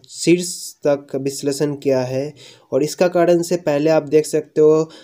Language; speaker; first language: Hindi; non-native, local second language; Bangla